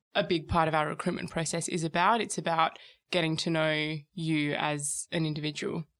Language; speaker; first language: English; native; English